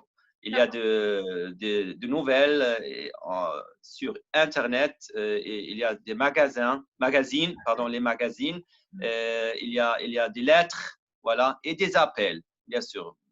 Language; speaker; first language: French; non-native, learner; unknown